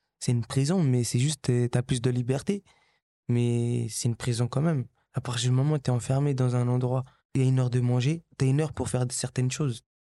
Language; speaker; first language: French; early bilingual, other home language; Kabuverdianu